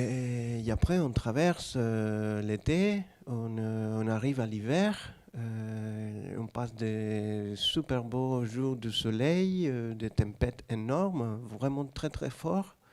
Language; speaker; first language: French; non-native, fluent; Spanish